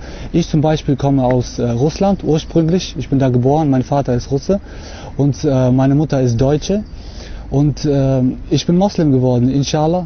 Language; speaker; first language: German; early bilingual, other home language; Russian